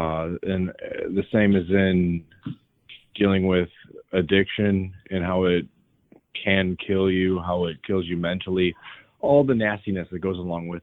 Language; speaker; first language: English; native; English